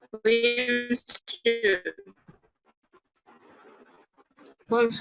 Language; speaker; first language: French; non-native, learner; Arabic